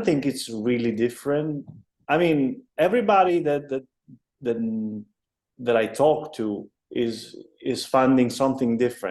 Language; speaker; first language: English; non-native, fluent; Italian